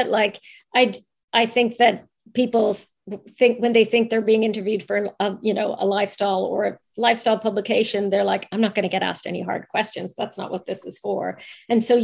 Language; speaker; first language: English; native; English